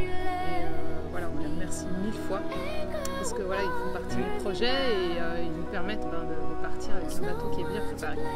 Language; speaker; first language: French; native; French